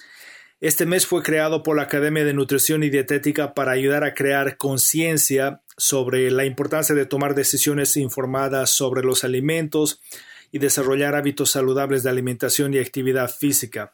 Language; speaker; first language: Spanish; native; Spanish